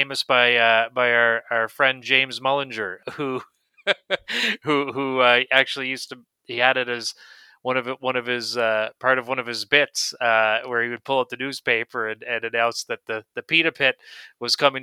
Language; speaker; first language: English; native; English